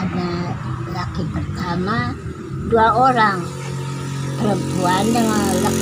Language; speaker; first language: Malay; non-native, local second language; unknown